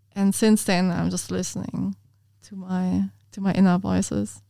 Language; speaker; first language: English; non-native, fluent; German